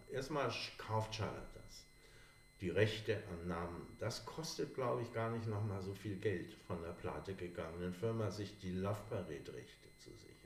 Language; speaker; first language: German; native; German